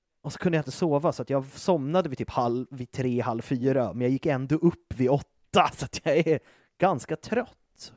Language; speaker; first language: Swedish; native; Swedish